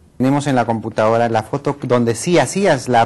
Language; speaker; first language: Spanish; native; Spanish